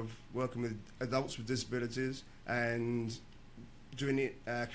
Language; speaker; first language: English; native; English